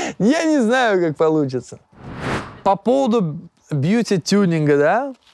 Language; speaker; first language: Russian; non-native, local second language; Tatar